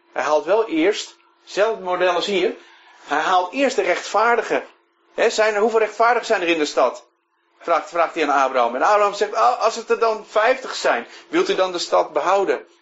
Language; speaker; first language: Dutch; native; Dutch